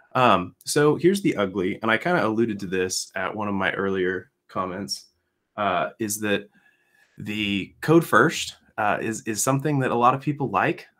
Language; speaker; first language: English; native; English